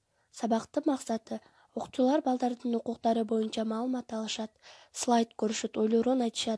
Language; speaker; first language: Kyrgyz; native; Kyrgyz